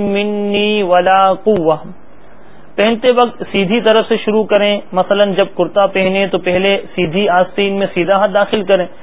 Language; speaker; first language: Urdu; native; Urdu